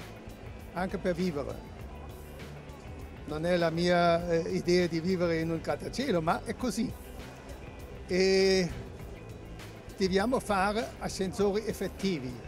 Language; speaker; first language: Italian; non-native, learner; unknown